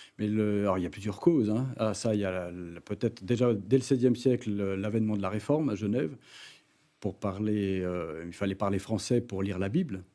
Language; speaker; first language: French; native; French